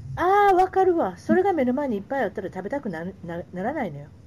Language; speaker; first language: Japanese; native; Japanese